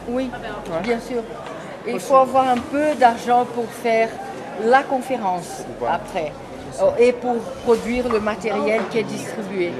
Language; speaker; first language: French; non-native, fluent; Portuguese